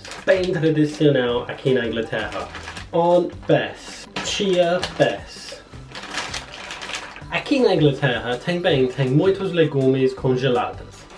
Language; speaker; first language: Portuguese; non-native, learner; English